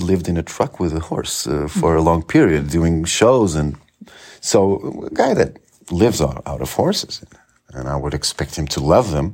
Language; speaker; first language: English; non-native, fluent; Portuguese